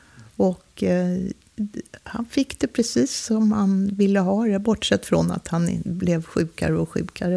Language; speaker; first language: Swedish; native; Swedish